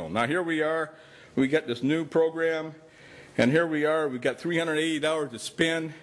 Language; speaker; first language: English; native; English